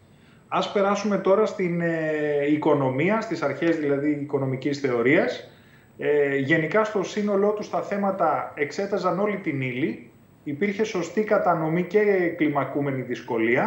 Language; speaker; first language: Greek; native; Greek